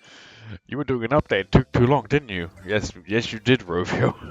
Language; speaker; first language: English; native; English